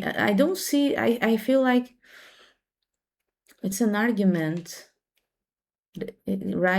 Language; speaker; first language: English; non-native, fluent; Portuguese